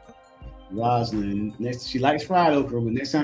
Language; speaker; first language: English; native; English